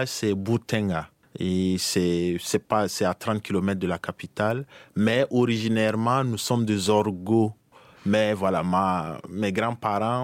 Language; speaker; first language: French; non-native, local second language; Mossi